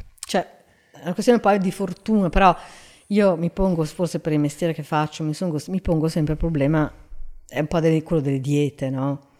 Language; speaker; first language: Italian; native; Italian